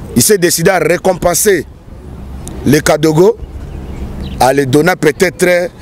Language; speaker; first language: French; non-native, local second language; Lingala